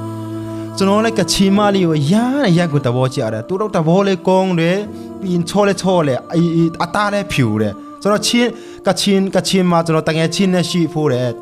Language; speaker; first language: Burmese; non-native, local second language; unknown